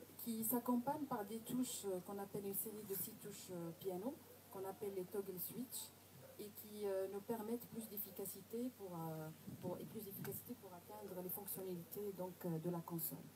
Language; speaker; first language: French; non-native, local second language; Arabic